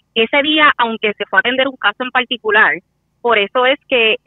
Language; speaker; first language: Spanish; native; Spanish